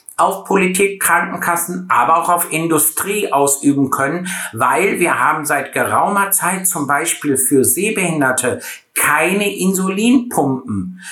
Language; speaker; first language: German; native; German